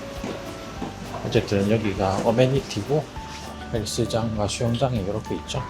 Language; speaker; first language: Korean; native; Korean